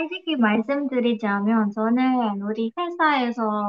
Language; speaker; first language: Korean; non-native, learner; Indonesian